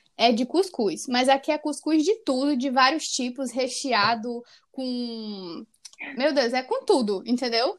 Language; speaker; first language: Portuguese; native; Portuguese